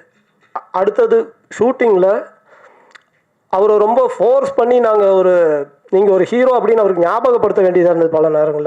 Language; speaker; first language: Tamil; native; Tamil